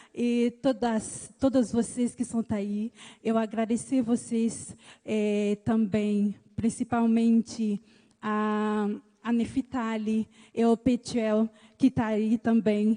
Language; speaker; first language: Portuguese; non-native, learner; Haitian Creole